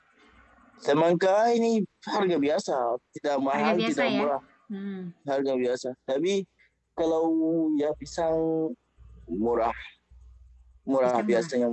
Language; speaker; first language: Indonesian; non-native, fluent; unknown